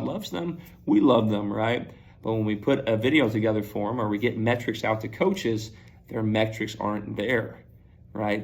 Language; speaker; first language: English; native; English